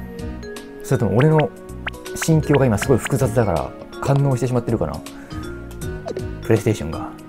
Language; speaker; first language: Japanese; native; Japanese